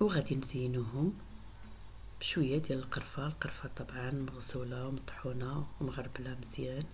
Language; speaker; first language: Arabic; native; Arabic